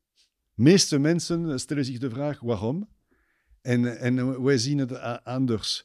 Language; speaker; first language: Dutch; non-native, fluent; French